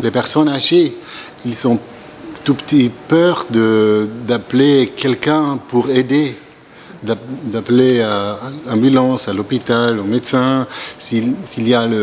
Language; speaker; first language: French; non-native, learner; German